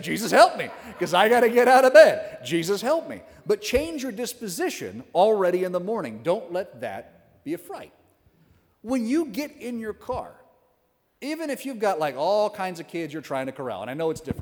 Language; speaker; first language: English; native; English